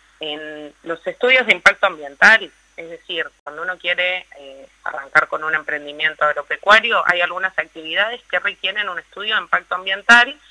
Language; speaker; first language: Spanish; native; Spanish